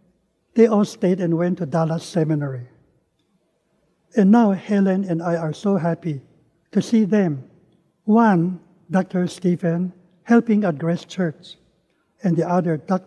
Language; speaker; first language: English; non-native, local second language; Min Nan Chinese